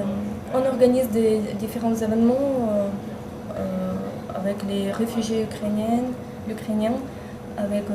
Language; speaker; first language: French; non-native, fluent; Ukrainian